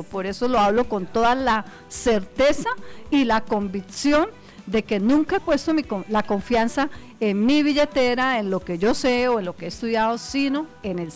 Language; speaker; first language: Spanish; native; Spanish